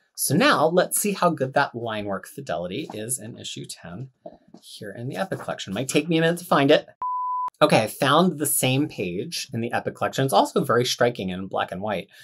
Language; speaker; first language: English; native; English